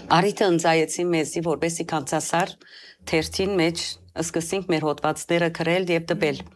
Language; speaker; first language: Armenian; early bilingual, heritage; Armenian